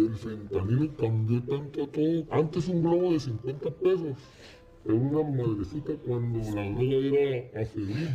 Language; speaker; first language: Spanish; native; Spanish